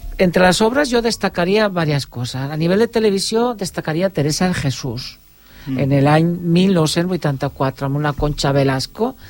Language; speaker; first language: Catalan; non-native, local second language; Spanish